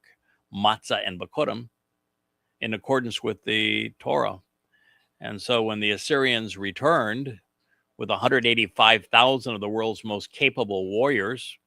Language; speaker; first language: English; native; English